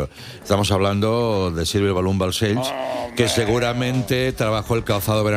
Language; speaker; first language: Spanish; native; Spanish